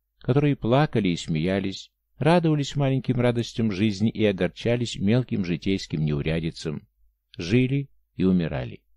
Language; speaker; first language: Russian; native; Russian